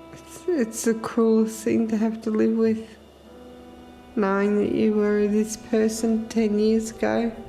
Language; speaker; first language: English; native; English